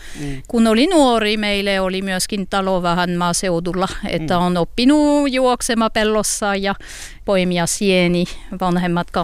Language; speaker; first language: Finnish; non-native, fluent; French